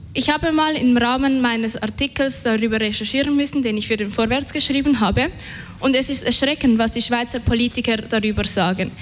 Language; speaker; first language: German; native; German